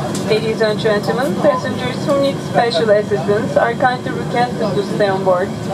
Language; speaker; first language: English; non-native, fluent; Turkish